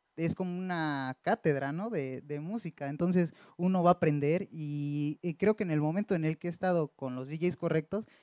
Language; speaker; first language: Spanish; native; Spanish